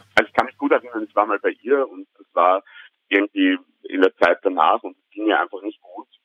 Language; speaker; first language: German; native; German